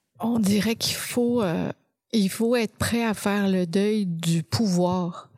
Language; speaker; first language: French; native; French